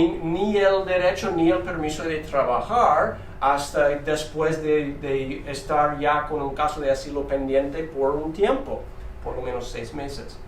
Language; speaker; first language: Spanish; non-native, fluent; English